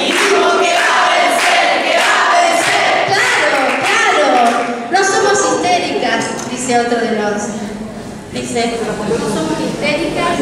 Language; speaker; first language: Spanish; native; Spanish